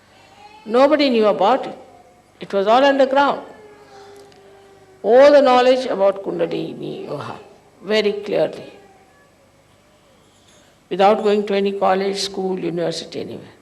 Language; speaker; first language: English; non-native, local second language; Hindi